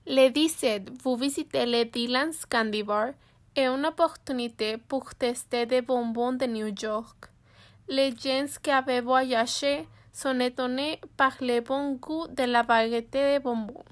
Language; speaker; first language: French; non-native, learner; Spanish